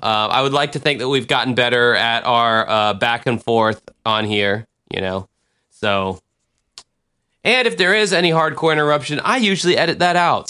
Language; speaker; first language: English; native; English